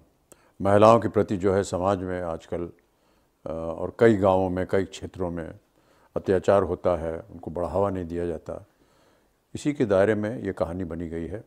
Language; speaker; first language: Hindi; native; Hindi